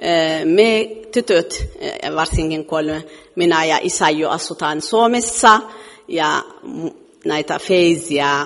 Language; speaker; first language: Finnish; non-native, fluent; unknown